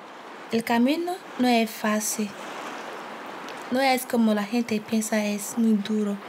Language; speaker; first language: Spanish; non-native, learner; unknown